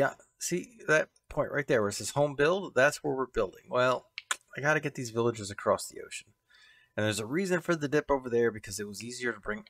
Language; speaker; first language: English; native; English